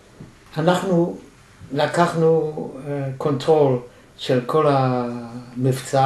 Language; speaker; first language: Hebrew; non-native, fluent; German